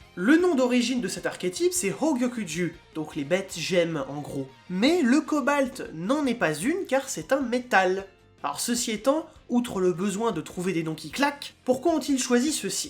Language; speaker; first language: French; native; French